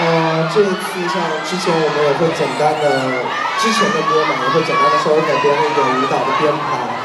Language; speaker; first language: Chinese; native; Chinese